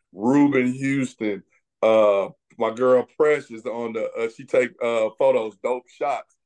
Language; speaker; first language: English; native; English